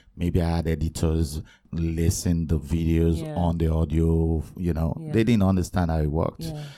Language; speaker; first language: English; non-native, local second language; Yoruba